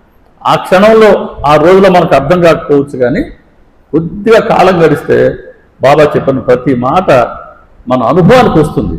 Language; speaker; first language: Telugu; native; Telugu